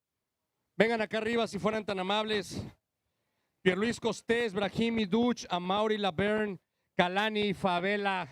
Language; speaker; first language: Spanish; native; Spanish